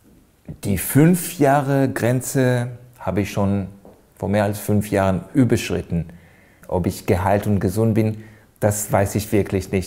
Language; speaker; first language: German; non-native, fluent; Hebrew